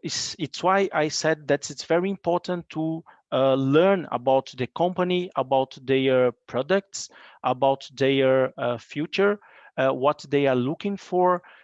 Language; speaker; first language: English; non-native, fluent; Portuguese